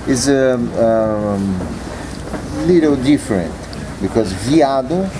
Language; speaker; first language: English; non-native, learner; Portuguese